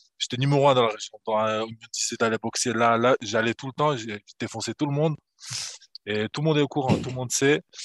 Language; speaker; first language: French; early bilingual, other home language; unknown